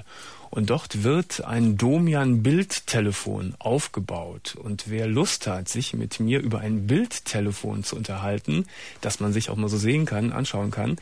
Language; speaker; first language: German; native; German